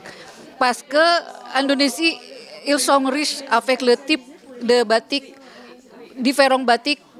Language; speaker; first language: French; non-native, learner; Indonesian